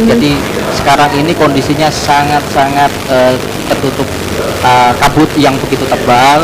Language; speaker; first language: Indonesian; native; Indonesian